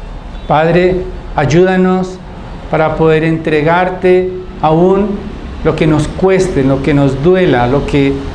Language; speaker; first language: Spanish; native; Spanish